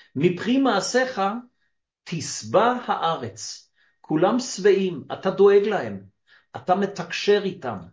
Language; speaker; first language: Hebrew; native; Hebrew